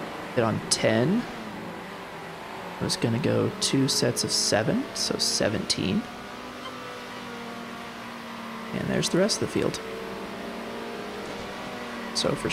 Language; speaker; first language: English; native; English